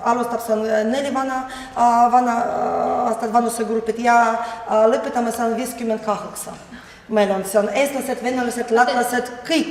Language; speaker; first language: Estonian; non-native, learner; Russian